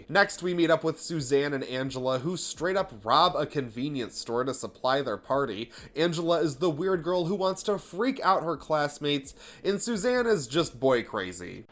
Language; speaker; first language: English; native; English